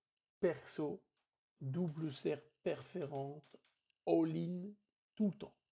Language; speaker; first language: French; native; French